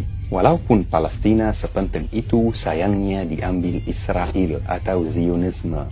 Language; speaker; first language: Indonesian; non-native, fluent; Arabic